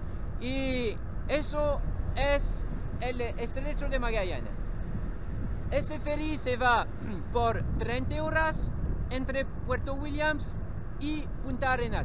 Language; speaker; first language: Spanish; non-native, learner; French